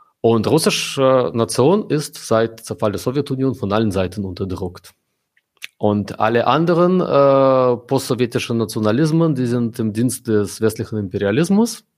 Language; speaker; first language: German; non-native, fluent; Russian